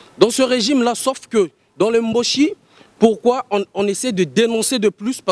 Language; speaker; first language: French; non-native, local second language; Lingala